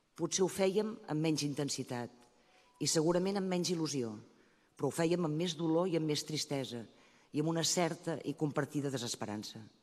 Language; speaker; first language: Catalan; native; Catalan